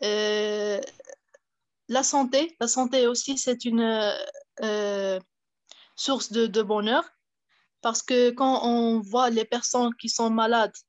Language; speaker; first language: French; non-native, fluent; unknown